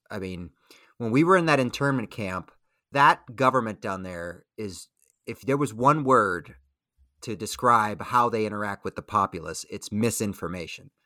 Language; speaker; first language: English; early bilingual, other home language; Spanish